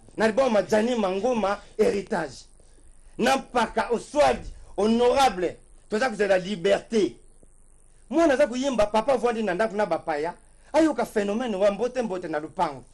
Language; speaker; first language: Lingala; non-native, local second language; Kituba (Democratic Republic of Congo)